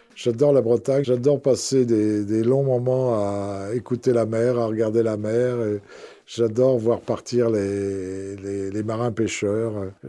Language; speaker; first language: French; native; French